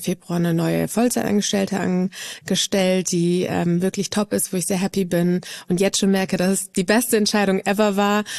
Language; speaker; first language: German; native; German